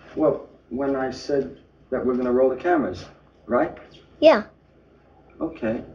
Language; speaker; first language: English; native; English